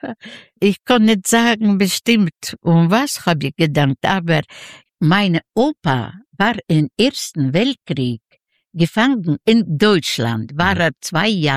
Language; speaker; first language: German; non-native, learner; Yiddish